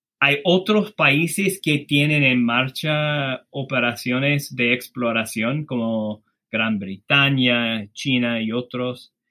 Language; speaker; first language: Spanish; non-native, fluent; English